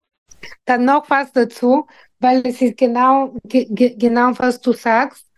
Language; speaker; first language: German; non-native, fluent; Bulgarian